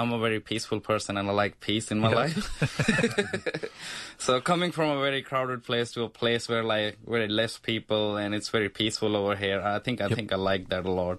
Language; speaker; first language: English; non-native, local second language; Punjabi